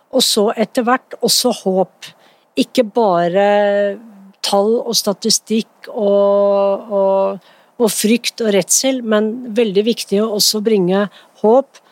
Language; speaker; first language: Norwegian; native; Norwegian